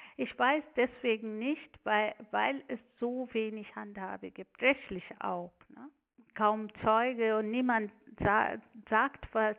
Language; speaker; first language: German; non-native, fluent; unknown